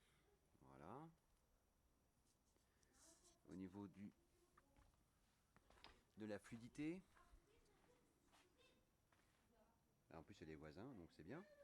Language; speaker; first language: French; native; French